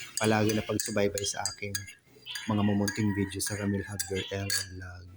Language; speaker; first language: Filipino; non-native, local second language; Waray